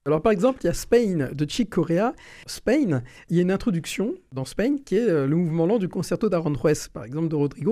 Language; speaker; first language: French; native; French